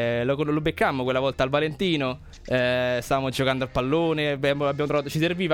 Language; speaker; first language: Italian; native; Italian